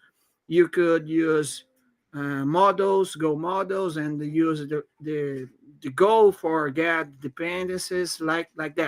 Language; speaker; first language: English; non-native, fluent; Portuguese